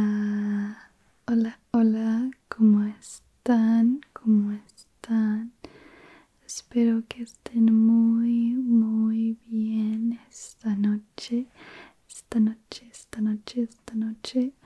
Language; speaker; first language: Spanish; early bilingual, heritage; Spanish